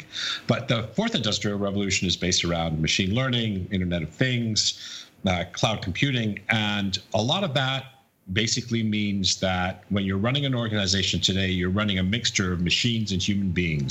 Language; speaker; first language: English; native; English